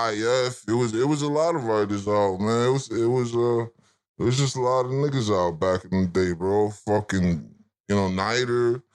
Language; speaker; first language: English; native; English